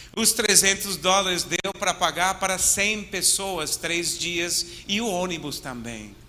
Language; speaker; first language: Portuguese; non-native, fluent; English